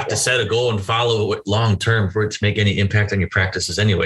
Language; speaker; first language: English; native; English